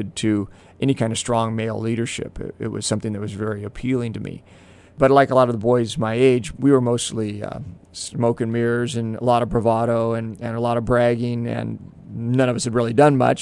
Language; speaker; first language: English; native; English